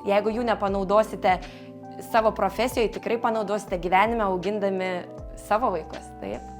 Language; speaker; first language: Lithuanian; native; Lithuanian